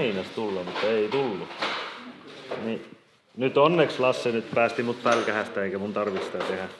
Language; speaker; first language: Finnish; native; Finnish